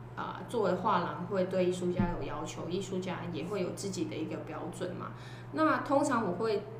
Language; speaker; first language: Chinese; non-native, local second language; Cantonese